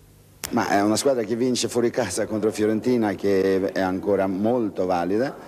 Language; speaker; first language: Italian; non-native, fluent; Swedish